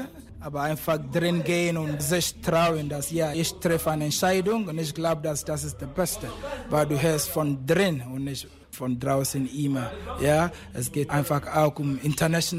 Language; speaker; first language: German; non-native, fluent; Akan